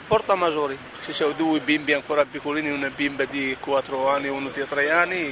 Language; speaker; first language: Italian; non-native, learner; Arabic